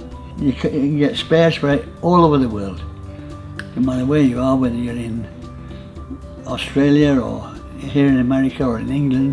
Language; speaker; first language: English; native; English